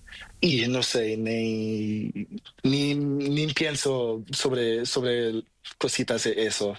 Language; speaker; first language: Spanish; non-native, learner; Portuguese